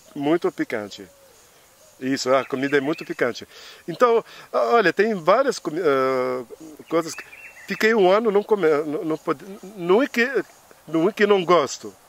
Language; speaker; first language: Portuguese; non-native, fluent; Arabic